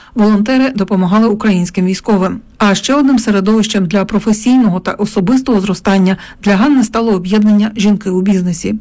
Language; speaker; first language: Ukrainian; native; Ukrainian